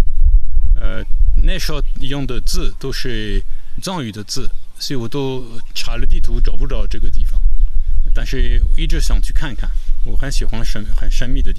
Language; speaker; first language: Chinese; non-native, fluent; French